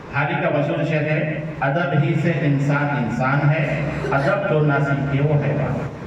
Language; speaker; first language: Urdu; native; Urdu